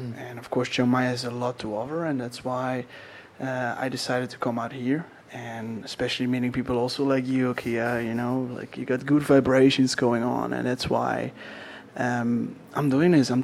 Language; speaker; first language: English; non-native, fluent; Dutch